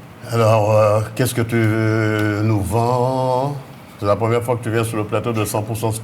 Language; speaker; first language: French; native; French